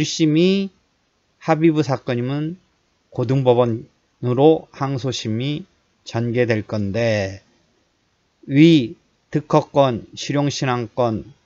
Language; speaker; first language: Korean; native; Korean